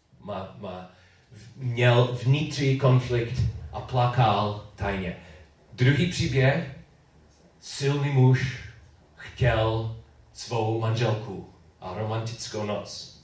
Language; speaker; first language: Czech; non-native, learner; English